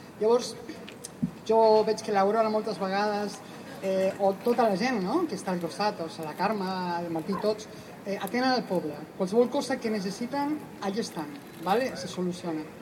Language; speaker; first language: Catalan; non-native, learner; Spanish